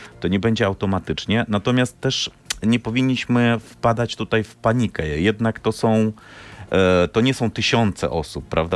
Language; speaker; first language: Polish; non-native, fluent; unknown